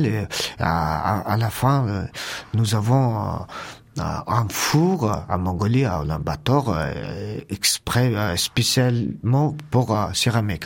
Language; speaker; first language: French; non-native, learner; Mongolian